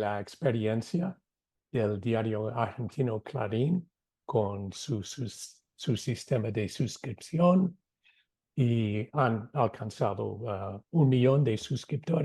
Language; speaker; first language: Spanish; non-native, fluent; English